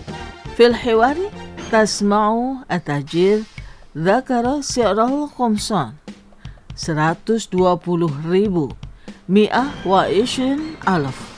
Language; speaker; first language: Arabic; non-native, fluent; Indonesian